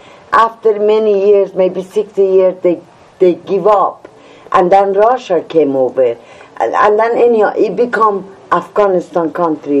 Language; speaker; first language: English; non-native, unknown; Persian